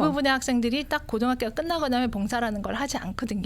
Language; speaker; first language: Korean; native; Korean